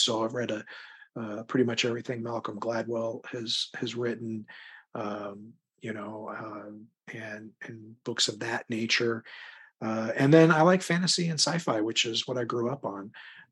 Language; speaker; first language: English; native; English